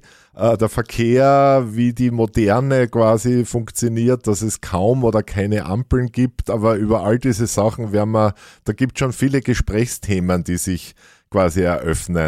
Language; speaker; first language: German; native; German